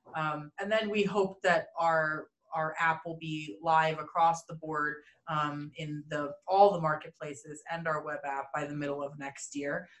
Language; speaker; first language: English; native; English